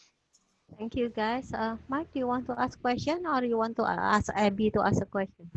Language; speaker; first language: English; non-native, fluent; Indonesian